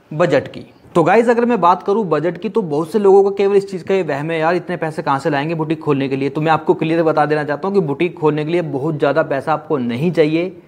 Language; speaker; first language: Hindi; native; Hindi